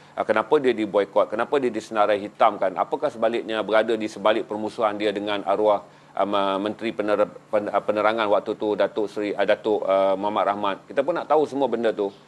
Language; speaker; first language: Malay; native; Malay